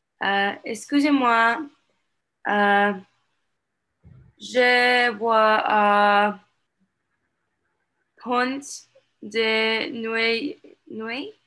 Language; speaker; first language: French; non-native, learner; English